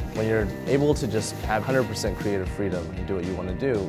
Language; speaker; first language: English; native; English